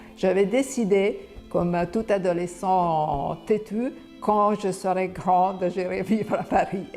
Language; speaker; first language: French; non-native, fluent; Italian